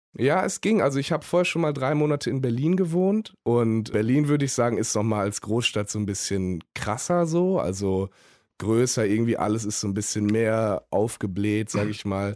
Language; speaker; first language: German; native; German